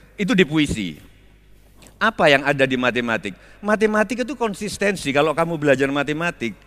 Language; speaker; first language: Indonesian; native; Indonesian